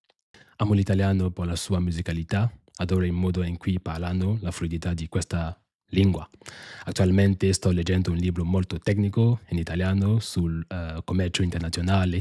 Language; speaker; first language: Italian; non-native, fluent; French